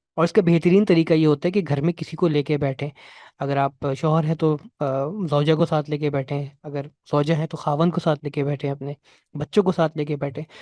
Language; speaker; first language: Urdu; native; Urdu